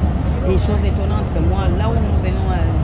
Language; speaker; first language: French; non-native, local second language; Lingala